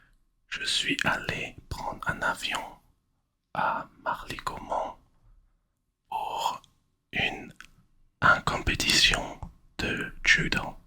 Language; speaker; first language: French; non-native, learner; English